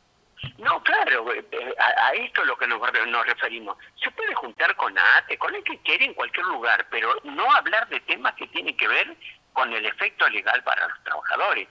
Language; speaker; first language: Spanish; native; Spanish